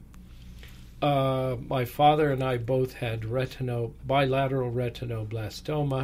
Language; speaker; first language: English; native; English